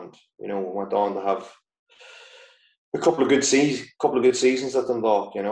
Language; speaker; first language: English; native; English